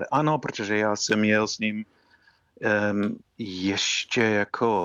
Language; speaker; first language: Czech; non-native, fluent; English